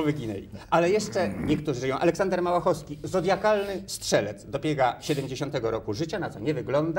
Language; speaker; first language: Polish; native; Polish